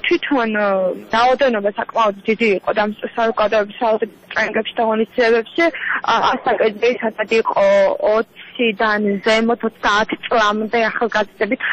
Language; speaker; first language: Georgian; non-native, local second language; Chechen